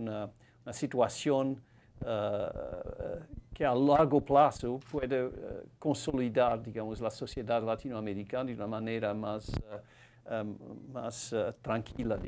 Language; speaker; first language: Spanish; non-native, fluent; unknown